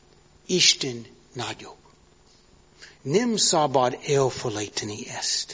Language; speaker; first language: Hungarian; non-native, learner; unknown